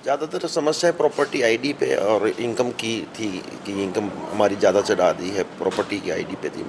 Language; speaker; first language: Hindi; native; Hindi